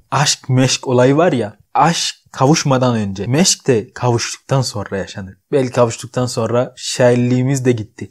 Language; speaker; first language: Turkish; non-native, fluent; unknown